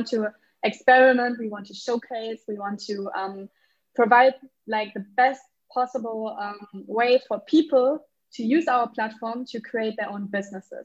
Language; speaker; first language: English; non-native, fluent; German